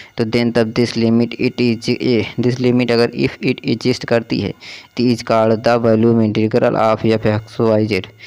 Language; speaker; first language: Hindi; native; Hindi